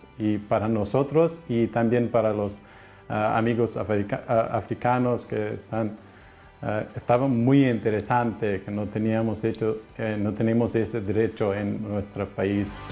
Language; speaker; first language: Spanish; non-native, learner; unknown